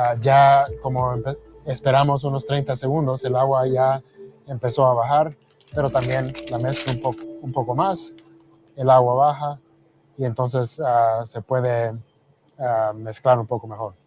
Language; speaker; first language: Spanish; early bilingual, heritage; Spanish